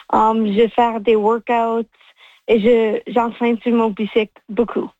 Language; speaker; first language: French; non-native, local second language; English